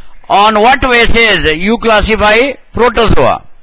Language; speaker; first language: Hindi; native; Hindi